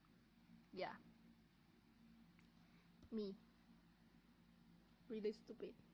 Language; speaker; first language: English; non-native, learner; Vietnamese